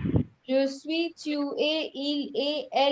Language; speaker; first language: French; non-native, fluent; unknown